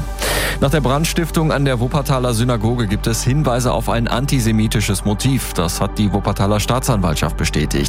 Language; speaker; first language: German; native; German